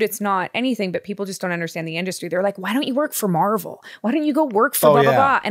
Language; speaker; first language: English; native; English